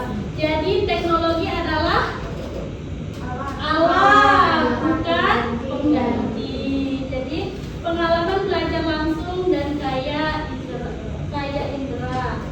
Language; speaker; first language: Indonesian; native; Indonesian